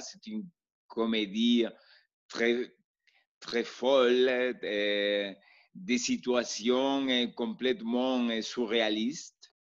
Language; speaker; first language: French; non-native, learner; Spanish